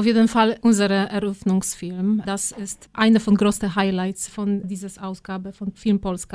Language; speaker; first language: German; non-native, fluent; Polish